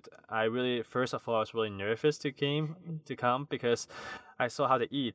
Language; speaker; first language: English; non-native, local second language; Cantonese